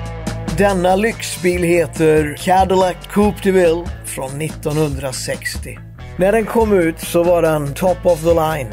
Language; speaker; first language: Swedish; native; Swedish